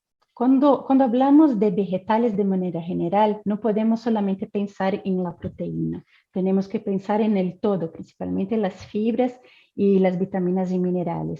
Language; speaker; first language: Spanish; non-native, fluent; Portuguese